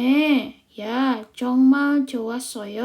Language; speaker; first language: Korean; non-native, fluent; Indonesian